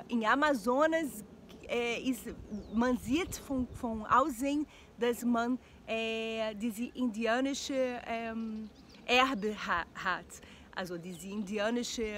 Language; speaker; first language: German; non-native, learner; Portuguese